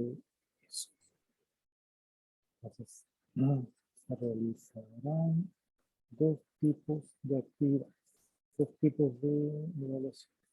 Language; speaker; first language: Spanish; native; Spanish